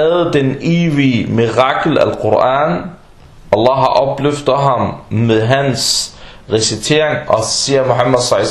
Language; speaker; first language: Danish; non-native, fluent; Arabic